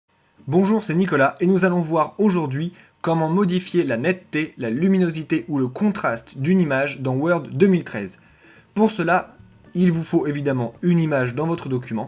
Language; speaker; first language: French; native; French